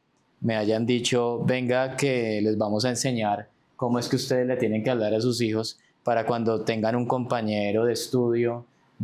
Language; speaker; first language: Spanish; native; Spanish